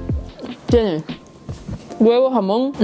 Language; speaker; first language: Spanish; native; Spanish